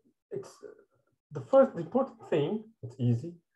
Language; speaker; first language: English; non-native, fluent; Portuguese